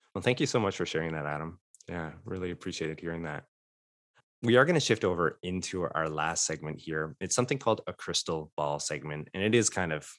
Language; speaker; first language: English; native; English